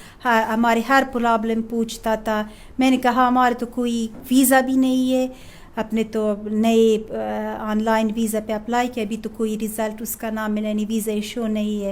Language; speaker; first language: Hindi; non-native, fluent; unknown